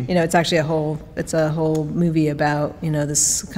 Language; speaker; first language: English; native; English